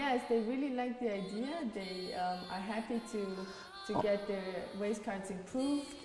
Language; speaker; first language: English; non-native, fluent; Portuguese